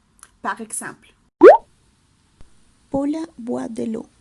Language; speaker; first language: French; non-native, learner; Spanish